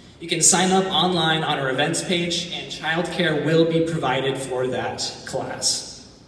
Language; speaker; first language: English; native; English